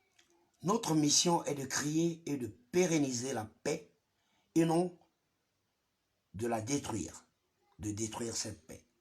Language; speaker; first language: French; non-native, local second language; Lingala